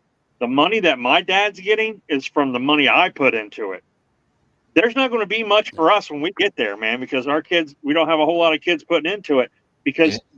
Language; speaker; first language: English; native; English